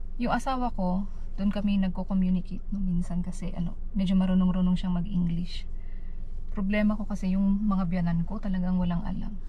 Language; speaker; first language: Filipino; native; Filipino